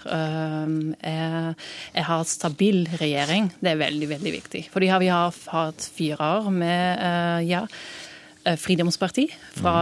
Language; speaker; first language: Norwegian; non-native, learner; Dutch